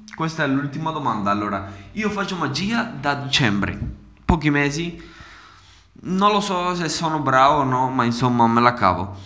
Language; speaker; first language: Italian; early bilingual, other home language; Spanish